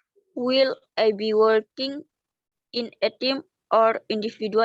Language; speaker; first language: English; non-native, learner; Indonesian